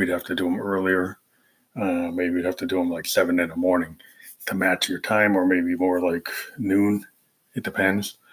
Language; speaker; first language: English; native; English